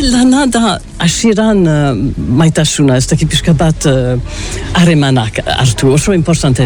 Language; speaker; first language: Basque; early bilingual, heritage; English